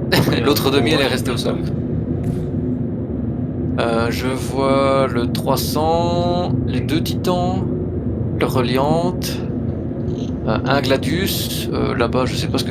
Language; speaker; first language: French; native; French